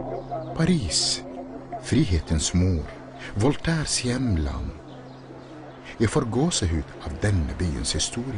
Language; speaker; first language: Norwegian; non-native, fluent; Arabic